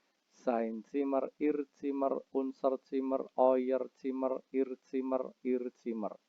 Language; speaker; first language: German; non-native, fluent; Indonesian